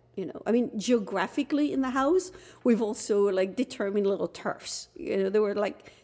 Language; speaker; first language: English; non-native, fluent; French